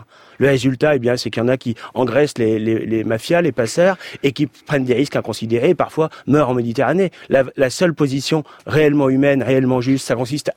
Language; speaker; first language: French; native; French